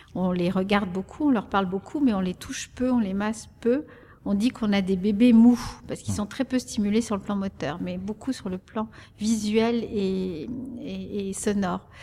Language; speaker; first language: French; early bilingual, other home language; Spanish